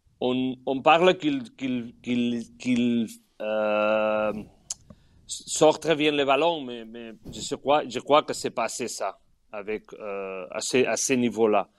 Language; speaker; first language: French; non-native, fluent; Catalan